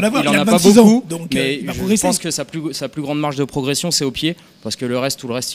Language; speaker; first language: French; native; French